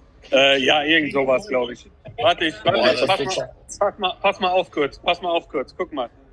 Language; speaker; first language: German; native; German